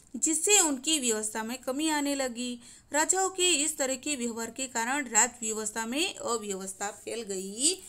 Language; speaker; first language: Hindi; non-native, local second language; Gujarati